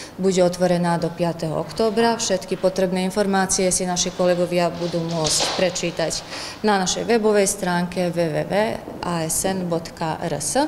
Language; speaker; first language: Slovak; native; Slovak